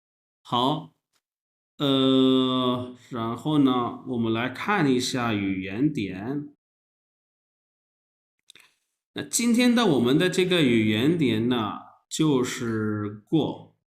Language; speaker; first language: Chinese; non-native, fluent; Urdu